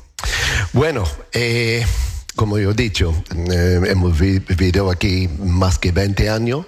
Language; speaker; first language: Spanish; non-native, learner; English